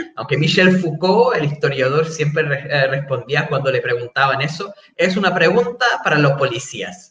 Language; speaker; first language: Spanish; non-native, fluent; English